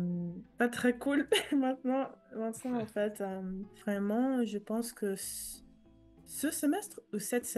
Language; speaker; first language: French; non-native, fluent; English